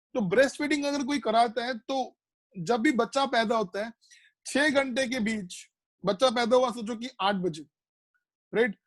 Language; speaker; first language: Hindi; non-native, local second language; Bangla